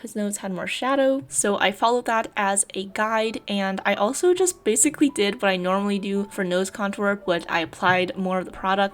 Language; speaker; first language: English; native; English